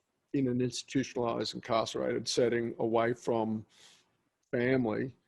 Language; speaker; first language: English; native; English